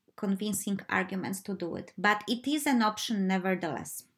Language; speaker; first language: English; non-native, fluent; Polish